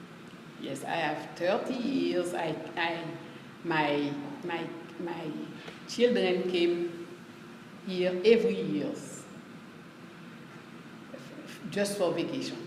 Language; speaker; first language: English; non-native, learner; Haitian Creole